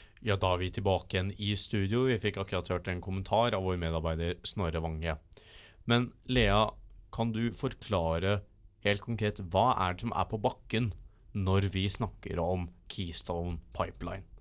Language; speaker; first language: Norwegian; native; Norwegian